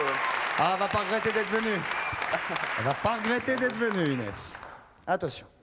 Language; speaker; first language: French; native; French